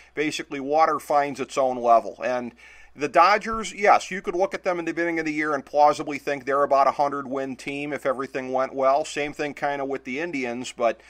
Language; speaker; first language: English; native; English